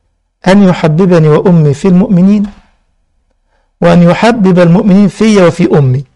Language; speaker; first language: Arabic; native; Arabic